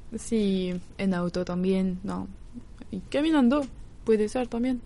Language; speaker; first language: Spanish; non-native, learner; French